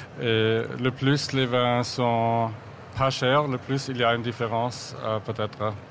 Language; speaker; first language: French; non-native, fluent; German